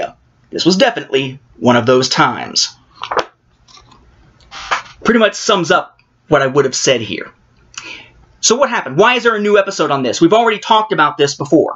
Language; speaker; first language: English; native; English